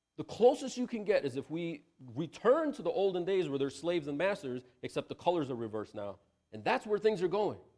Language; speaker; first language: English; native; English